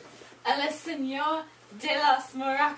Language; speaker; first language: Spanish; non-native, learner; English